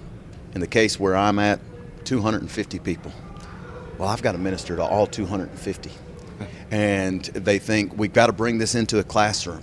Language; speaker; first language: English; native; English